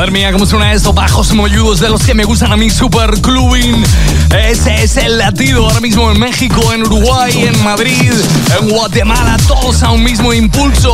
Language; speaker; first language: Spanish; native; Spanish